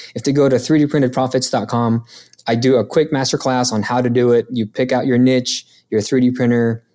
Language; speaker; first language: English; non-native, local second language; Filipino